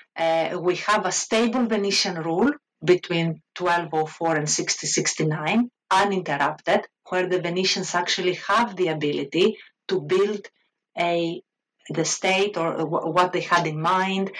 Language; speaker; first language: English; non-native, fluent; Greek